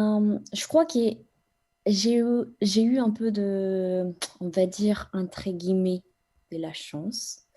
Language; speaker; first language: French; non-native, fluent; Spanish